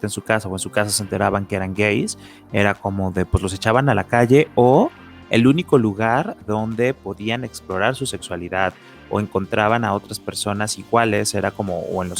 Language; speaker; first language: Spanish; native; Spanish